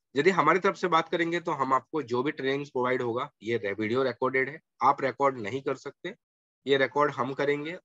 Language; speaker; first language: Hindi; non-native, local second language; Marathi